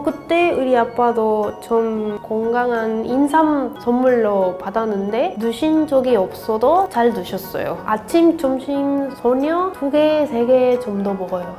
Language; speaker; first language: Korean; non-native, learner; Spanish